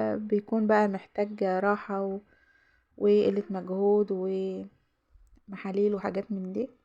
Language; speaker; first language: Arabic; native; Arabic